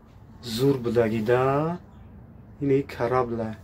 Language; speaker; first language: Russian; non-native, local second language; Tajik